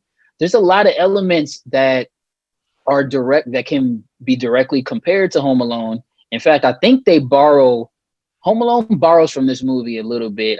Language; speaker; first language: English; native; English